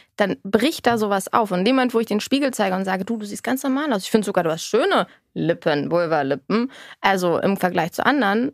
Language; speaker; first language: German; native; German